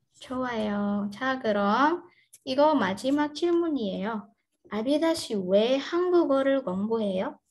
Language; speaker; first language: Korean; non-native, fluent; Indonesian